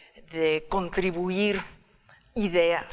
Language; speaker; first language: Spanish; early bilingual, heritage; English